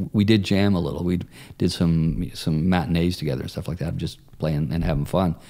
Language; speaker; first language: English; native; English